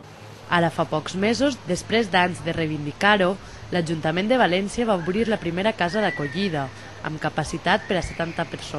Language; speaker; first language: Spanish; non-native, local second language; Catalan